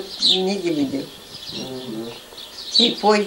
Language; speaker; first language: Bulgarian; early bilingual, heritage; Bulgarian